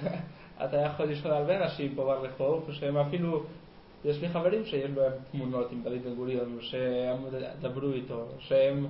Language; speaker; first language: Hebrew; non-native, learner; Spanish